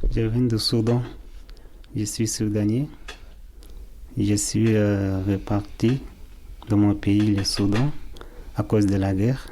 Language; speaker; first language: French; non-native, learner; Arabic